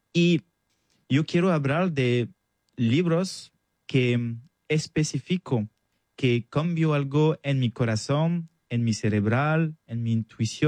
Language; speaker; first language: Spanish; non-native, learner; French